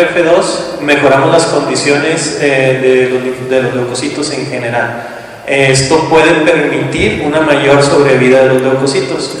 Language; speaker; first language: Spanish; native; Spanish